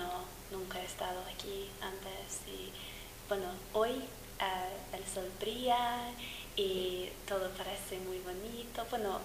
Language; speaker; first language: Spanish; non-native, fluent; English